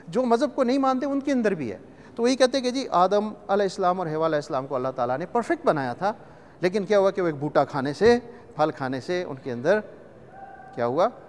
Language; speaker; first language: Urdu; non-native, local second language; Punjabi